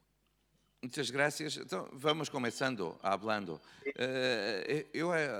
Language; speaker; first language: Spanish; non-native, learner; Portuguese